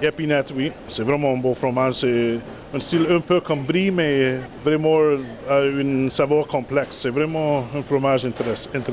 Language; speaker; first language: French; non-native, fluent; English